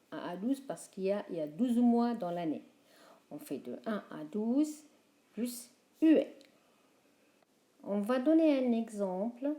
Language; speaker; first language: French; non-native, fluent; Chinese